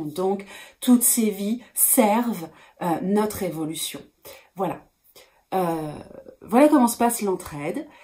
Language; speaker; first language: French; native; French